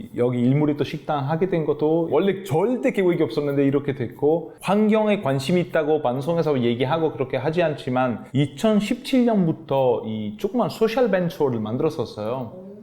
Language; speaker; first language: Korean; non-native, fluent; Italian